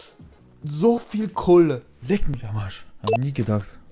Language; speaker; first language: German; non-native, learner; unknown